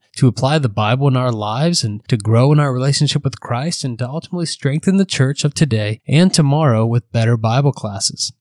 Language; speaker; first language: English; native; English